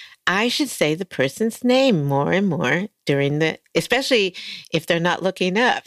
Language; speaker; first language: English; native; English